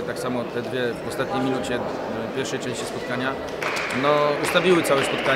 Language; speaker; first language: Polish; native; Polish